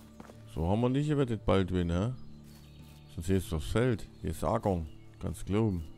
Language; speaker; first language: German; native; German